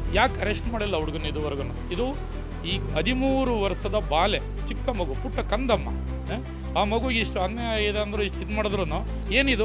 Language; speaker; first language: Kannada; native; Kannada